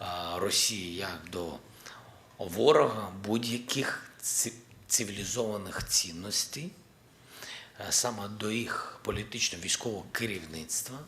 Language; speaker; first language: Ukrainian; non-native, local second language; Russian